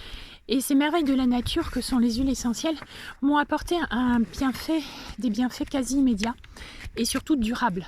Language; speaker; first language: French; native; French